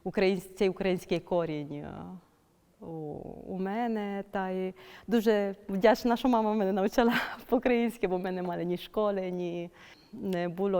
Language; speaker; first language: Ukrainian; early bilingual, heritage; Ukrainian